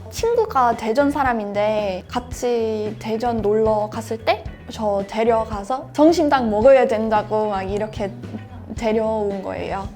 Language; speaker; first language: Korean; non-native, fluent; English